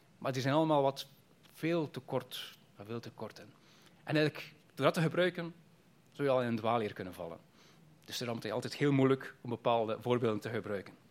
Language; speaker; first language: Dutch; native; Dutch